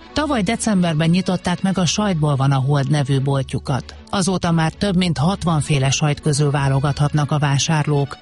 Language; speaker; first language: Hungarian; native; Hungarian